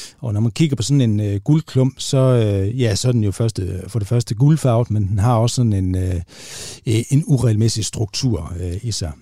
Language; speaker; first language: Danish; native; Danish